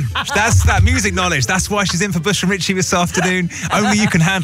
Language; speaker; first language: English; native; English